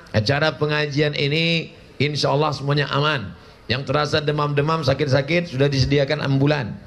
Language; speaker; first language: Indonesian; non-native, local second language; Malay